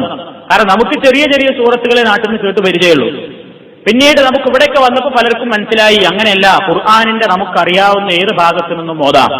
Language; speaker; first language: Malayalam; native; Malayalam